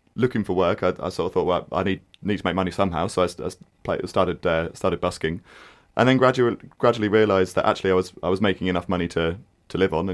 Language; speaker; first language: English; native; English